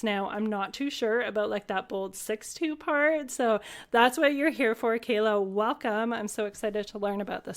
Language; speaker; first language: English; native; English